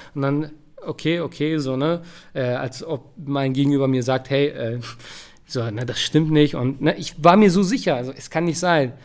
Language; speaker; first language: German; early bilingual, other home language; Turkish